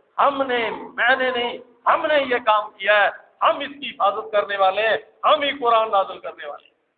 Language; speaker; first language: Urdu; non-native, local second language; Punjabi